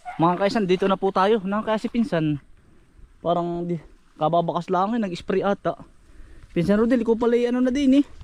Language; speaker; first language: Filipino; native; Filipino